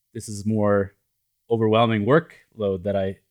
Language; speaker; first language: English; native; English